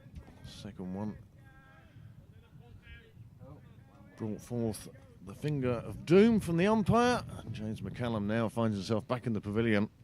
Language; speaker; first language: English; native; English